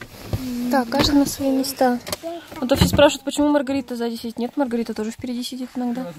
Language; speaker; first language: Russian; native; Russian